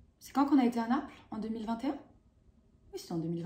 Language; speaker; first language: French; native; French